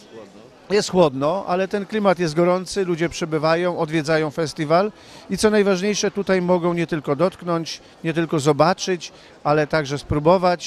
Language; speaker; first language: Polish; native; Polish